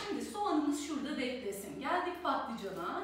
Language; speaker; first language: Turkish; native; Turkish